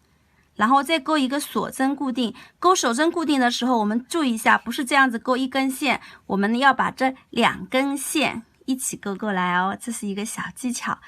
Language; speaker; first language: Chinese; native; Chinese